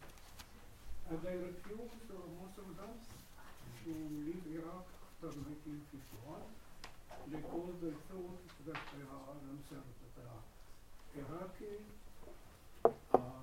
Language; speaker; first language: English; non-native, fluent; Arabic